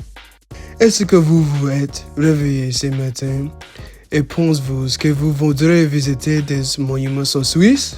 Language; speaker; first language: French; non-native, learner; English